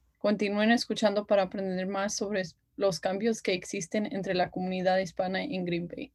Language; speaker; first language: Spanish; early bilingual, heritage; Spanish